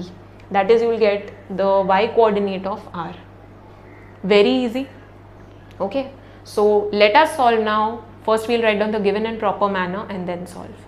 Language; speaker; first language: English; non-native, local second language; Hindi